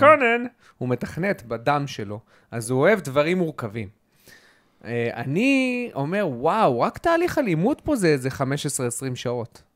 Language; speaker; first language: Hebrew; native; Hebrew